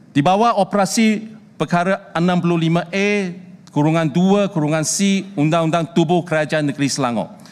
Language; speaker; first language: Malay; non-native, local second language; Chinese